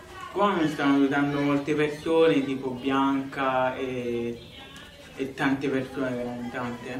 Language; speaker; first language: Italian; early bilingual, other home language; Lingala